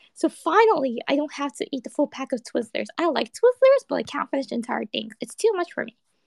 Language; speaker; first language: English; early bilingual, other home language; Japanese